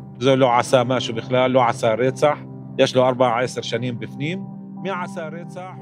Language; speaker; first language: Hebrew; non-native, local second language; Arabic